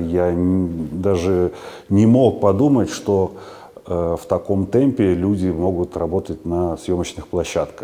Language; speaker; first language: Russian; native; Russian